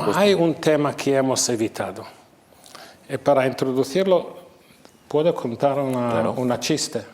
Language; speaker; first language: Spanish; non-native, fluent; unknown